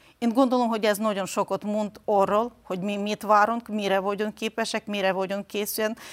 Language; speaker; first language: Hungarian; non-native, fluent; Ukrainian